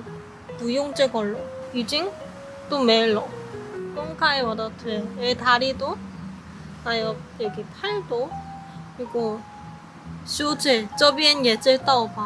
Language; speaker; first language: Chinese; non-native, learner; Korean